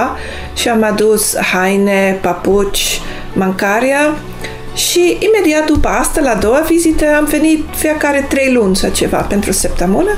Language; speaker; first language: Romanian; non-native, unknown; Dutch